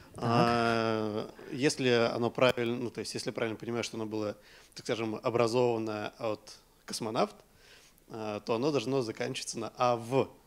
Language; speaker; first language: Russian; native; Russian